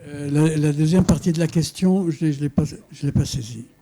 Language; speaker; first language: French; non-native, local second language; Arabic